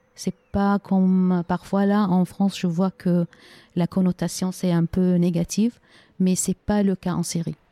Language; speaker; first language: French; non-native, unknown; Arabic